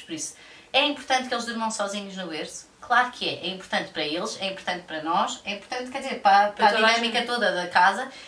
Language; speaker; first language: Portuguese; native; Portuguese